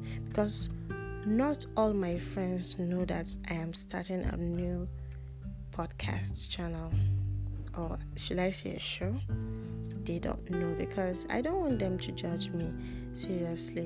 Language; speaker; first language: English; non-native, local second language; Hausa